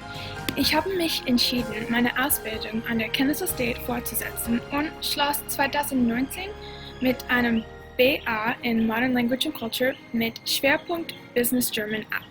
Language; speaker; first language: German; non-native, fluent; English